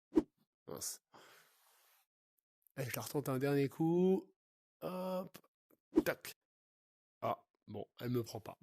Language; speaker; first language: French; native; French